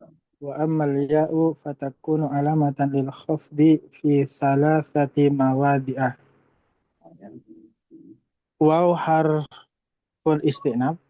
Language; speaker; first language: Arabic; non-native, learner; Indonesian